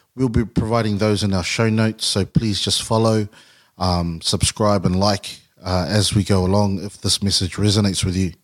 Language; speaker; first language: English; native; English